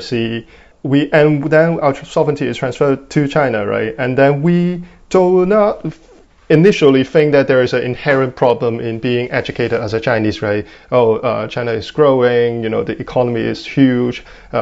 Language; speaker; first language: English; non-native, local second language; Cantonese